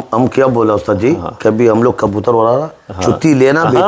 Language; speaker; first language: Hindi; non-native, learner; Arabic